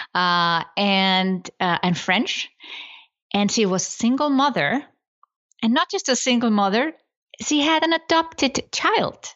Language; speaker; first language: English; non-native, fluent; Icelandic